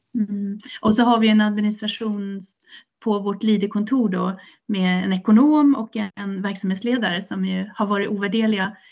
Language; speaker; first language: Swedish; native; Swedish